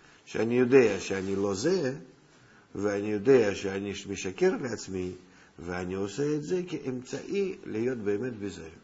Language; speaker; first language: Hebrew; non-native, fluent; Russian